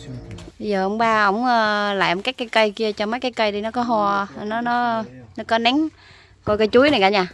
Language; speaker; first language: Vietnamese; native; Vietnamese